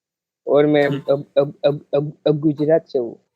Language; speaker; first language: Hindi; non-native, local second language; Gujarati